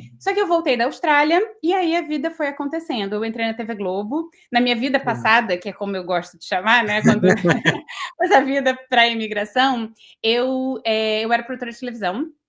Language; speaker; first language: Portuguese; native; Portuguese